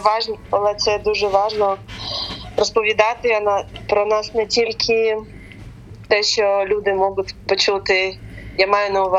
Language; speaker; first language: Ukrainian; non-native, local second language; Russian